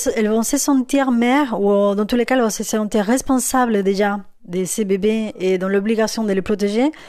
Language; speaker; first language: French; non-native, fluent; Spanish